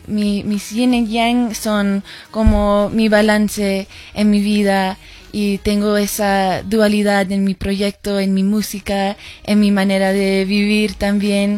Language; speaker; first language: Spanish; non-native, learner; English